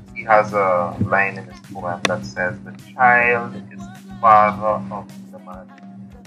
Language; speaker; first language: English; native; English